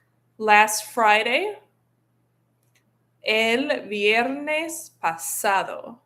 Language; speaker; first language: Spanish; non-native, fluent; English